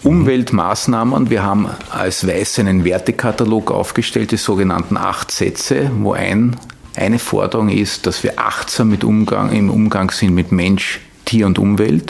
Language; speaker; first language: German; native; German